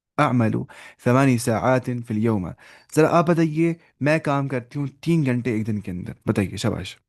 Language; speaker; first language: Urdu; non-native, local second language; Kashmiri